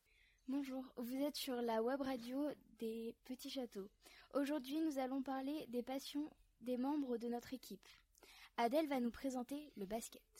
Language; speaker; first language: French; native; French